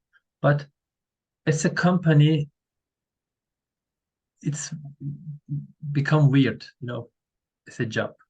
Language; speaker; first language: English; non-native, learner; Turkish